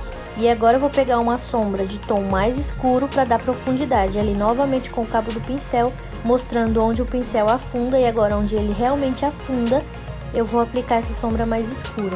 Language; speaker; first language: Portuguese; native; Portuguese